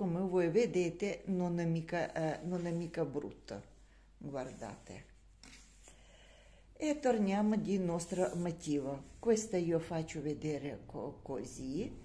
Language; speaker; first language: Italian; non-native, learner; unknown